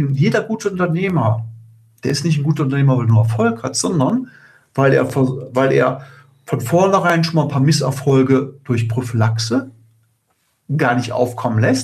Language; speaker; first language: German; native; German